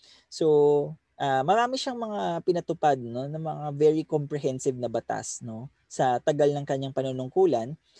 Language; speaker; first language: Filipino; native; Filipino